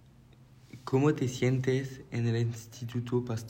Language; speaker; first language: Spanish; non-native, learner; French